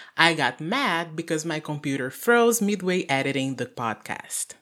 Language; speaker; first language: English; non-native, fluent; Portuguese